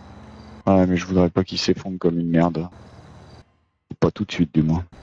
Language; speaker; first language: French; native; French